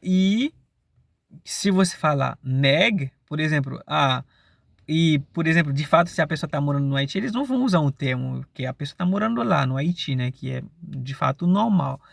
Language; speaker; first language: Portuguese; non-native, fluent; Haitian Creole